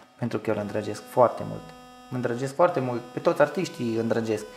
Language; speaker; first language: Romanian; native; Romanian